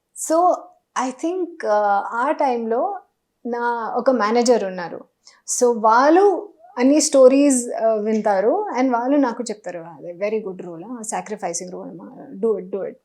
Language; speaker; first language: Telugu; non-native, local second language; Hindi